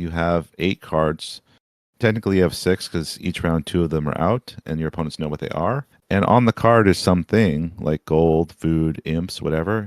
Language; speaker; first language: English; native; English